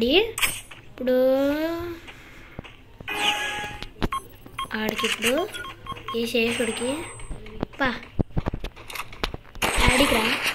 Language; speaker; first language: Telugu; native; Telugu